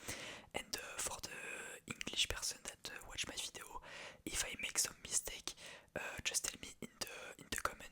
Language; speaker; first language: English; non-native, learner; French